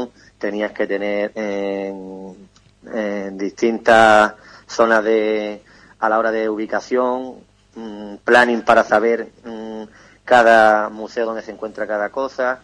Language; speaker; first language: Spanish; native; Spanish